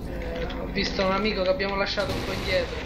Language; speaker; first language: Italian; native; Italian